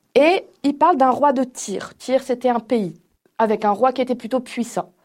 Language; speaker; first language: French; native; French